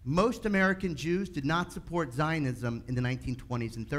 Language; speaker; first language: English; native; English